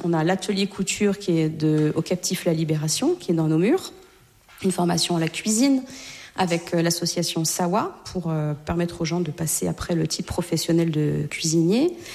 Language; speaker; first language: French; native; French